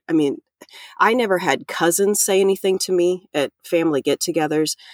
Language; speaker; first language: English; native; English